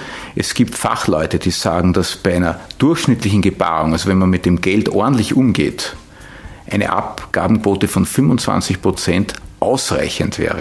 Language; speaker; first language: German; native; German